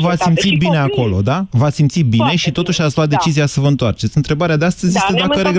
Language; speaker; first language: Romanian; native; Romanian